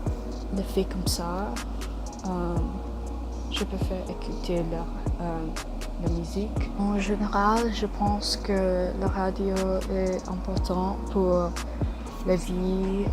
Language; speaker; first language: French; non-native, learner; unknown